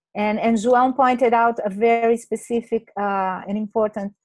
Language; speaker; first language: English; non-native, fluent; Portuguese